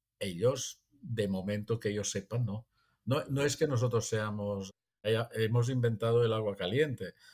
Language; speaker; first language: Spanish; non-native, fluent; Italian